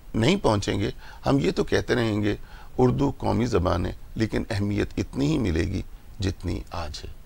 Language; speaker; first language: Urdu; non-native, local second language; Punjabi